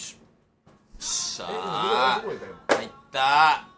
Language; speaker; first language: Japanese; native; Japanese